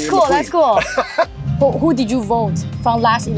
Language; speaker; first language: English; non-native, fluent; Chinese